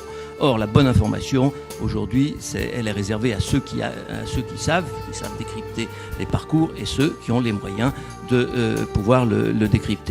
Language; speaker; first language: French; native; French